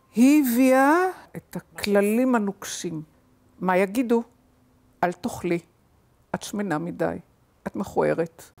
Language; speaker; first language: Hebrew; early bilingual, other home language; German